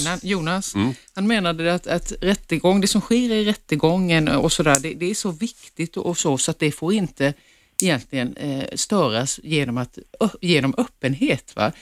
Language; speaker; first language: Swedish; native; Swedish